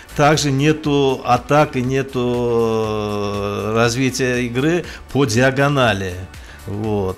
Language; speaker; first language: Russian; non-native, local second language; Uzbek